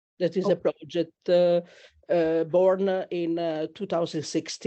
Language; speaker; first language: English; non-native, learner; Italian